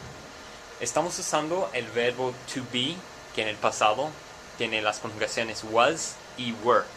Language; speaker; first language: Spanish; non-native, fluent; English